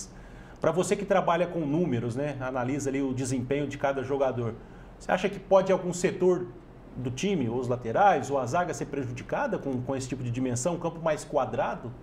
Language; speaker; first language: Portuguese; native; Portuguese